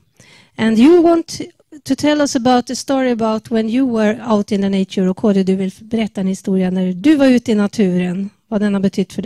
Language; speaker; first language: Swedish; native; Swedish